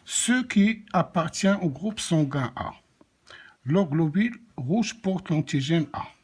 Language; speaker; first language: French; non-native, local second language; Arabic